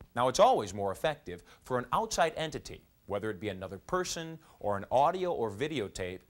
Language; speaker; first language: English; native; English